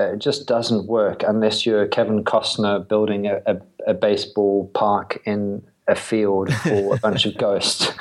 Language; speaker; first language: English; native; English